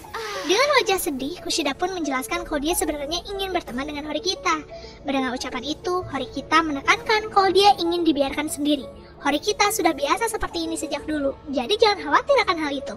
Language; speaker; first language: Indonesian; native; Indonesian